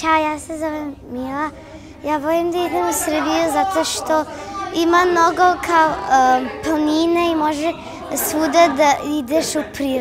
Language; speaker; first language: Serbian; early bilingual, heritage; Serbian